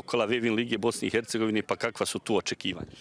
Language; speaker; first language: Bosnian; native; Bosnian